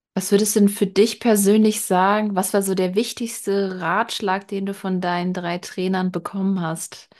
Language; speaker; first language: German; native; German